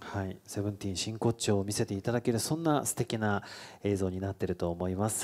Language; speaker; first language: Japanese; native; Japanese